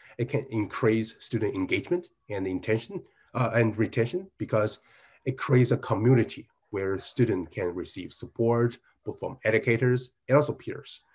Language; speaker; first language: English; non-native, fluent; Chinese